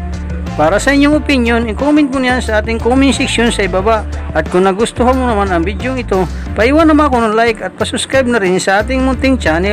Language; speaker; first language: Filipino; native; Filipino